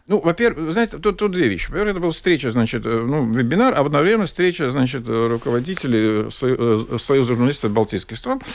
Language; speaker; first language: Russian; non-native, local second language; Latvian